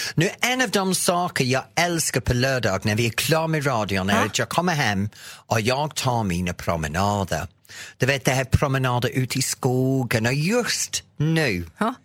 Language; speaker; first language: Swedish; non-native, fluent; English